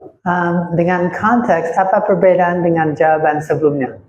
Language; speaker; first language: Indonesian; non-native, fluent; English